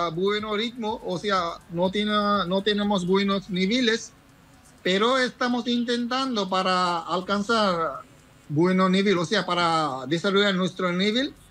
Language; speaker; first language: Spanish; non-native, learner; Bangla